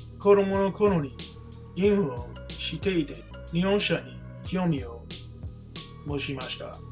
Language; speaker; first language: Japanese; non-native, learner; English